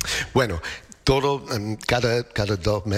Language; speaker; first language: Spanish; non-native, fluent; English